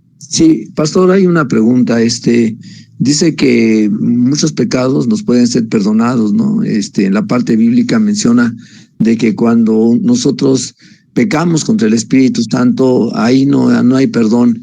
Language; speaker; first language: Spanish; native; Spanish